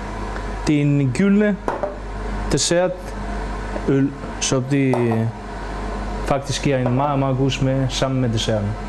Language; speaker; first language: Danish; non-native, fluent; Greek